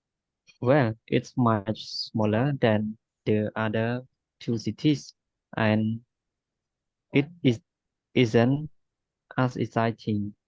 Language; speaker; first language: English; non-native, learner; Khmer